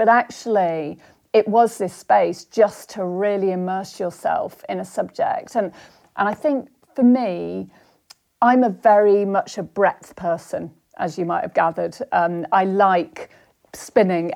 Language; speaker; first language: English; native; English